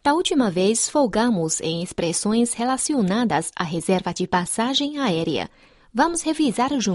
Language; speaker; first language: Portuguese; non-native, fluent; Chinese